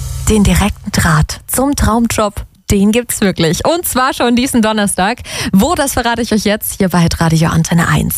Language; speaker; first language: German; native; German